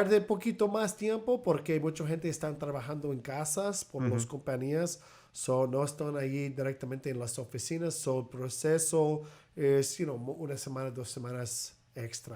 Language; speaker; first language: Spanish; early bilingual, heritage; Spanish